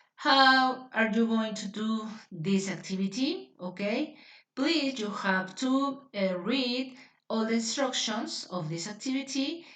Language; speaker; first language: English; non-native, fluent; Spanish